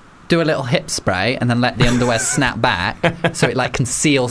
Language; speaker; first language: English; native; English